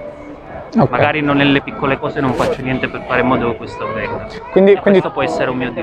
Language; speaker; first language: Italian; native; Italian